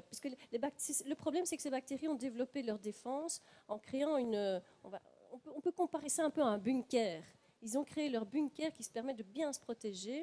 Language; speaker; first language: French; native; French